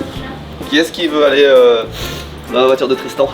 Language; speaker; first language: French; native; French